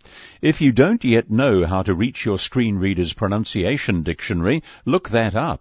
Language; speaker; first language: English; native; English